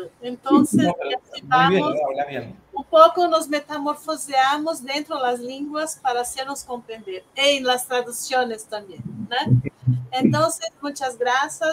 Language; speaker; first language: Spanish; non-native, learner; Portuguese